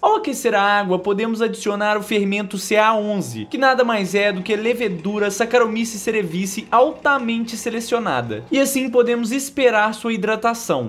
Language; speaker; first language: Portuguese; native; Portuguese